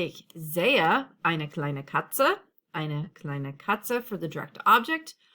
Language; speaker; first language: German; non-native, fluent; English